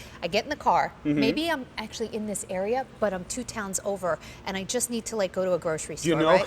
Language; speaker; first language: English; native; English